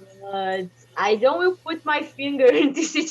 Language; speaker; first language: English; non-native, learner; Portuguese